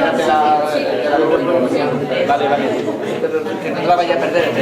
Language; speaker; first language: Spanish; native; Spanish